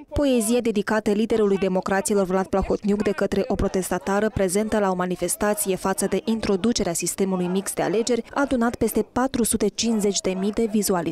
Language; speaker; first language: Romanian; native; Romanian